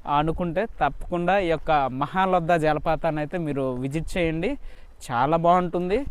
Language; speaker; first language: Telugu; native; Telugu